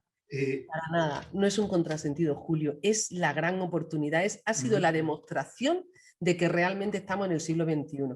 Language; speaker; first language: Spanish; native; Spanish